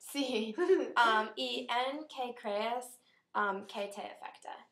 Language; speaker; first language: Spanish; non-native, learner; English